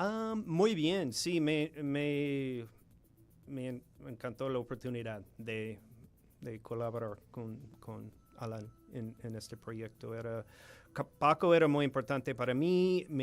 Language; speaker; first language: Spanish; non-native, fluent; English